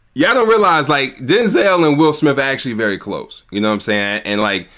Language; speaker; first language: English; native; English